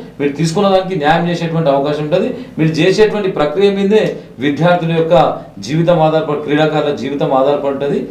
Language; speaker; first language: Telugu; native; Telugu